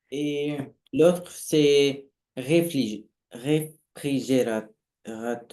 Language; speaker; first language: French; non-native, learner; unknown